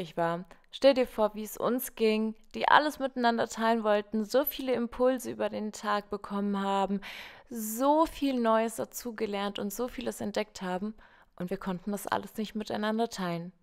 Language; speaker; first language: German; native; German